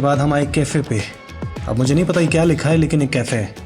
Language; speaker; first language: Urdu; non-native, local second language; Pashto